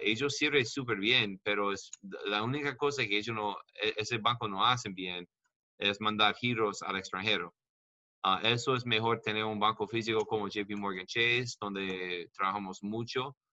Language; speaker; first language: Spanish; non-native, learner; English